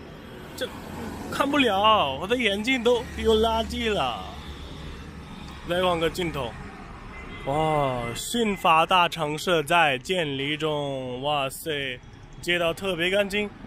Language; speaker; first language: Chinese; non-native, fluent; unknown